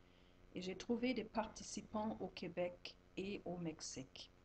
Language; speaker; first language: French; non-native, fluent; German